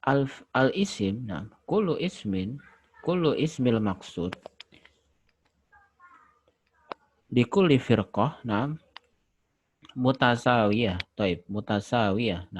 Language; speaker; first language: Arabic; non-native, fluent; Indonesian